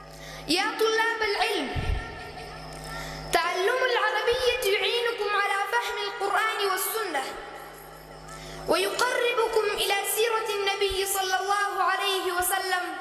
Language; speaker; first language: Arabic; non-native, learner; Pashto